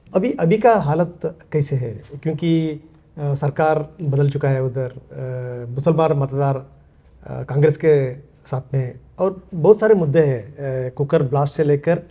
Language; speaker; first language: Hindi; non-native, local second language; Kannada